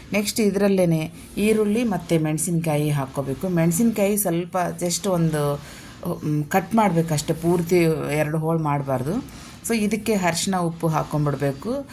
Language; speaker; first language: Kannada; non-native, local second language; Telugu